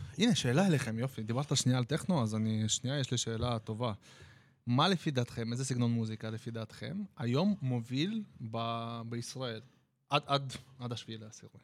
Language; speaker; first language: Hebrew; native; Hebrew